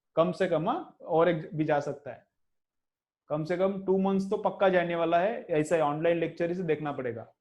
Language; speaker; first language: Hindi; non-native, local second language; Marathi